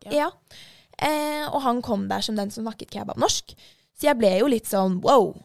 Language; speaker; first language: Norwegian; native; Norwegian